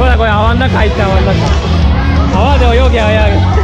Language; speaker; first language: Japanese; native; Japanese